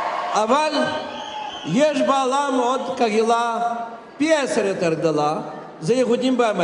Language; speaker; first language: Hebrew; non-native, fluent; Russian